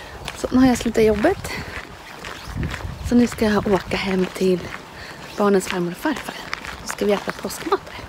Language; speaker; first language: Swedish; native; Swedish